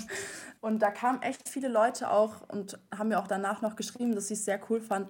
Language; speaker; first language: German; native; German